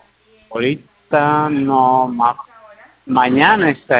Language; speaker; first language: Spanish; native; Spanish